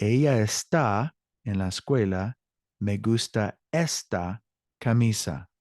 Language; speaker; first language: Spanish; non-native, fluent; English